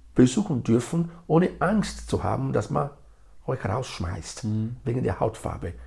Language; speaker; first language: German; non-native, fluent; Bini